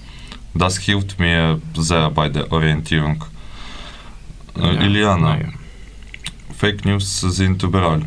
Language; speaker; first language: German; non-native, fluent; Ukrainian